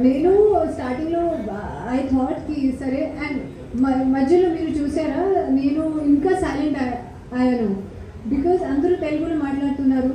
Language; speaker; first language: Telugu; non-native, learner; Hindi